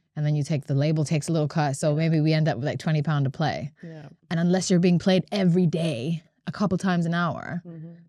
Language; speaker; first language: English; non-native, fluent; Latvian